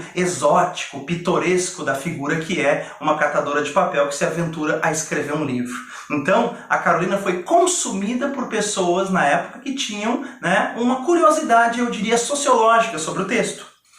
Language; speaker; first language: Portuguese; native; Portuguese